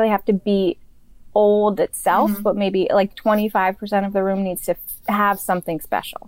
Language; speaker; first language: English; native; English